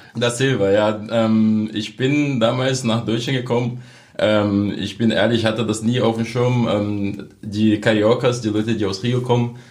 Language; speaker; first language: German; non-native, fluent; Portuguese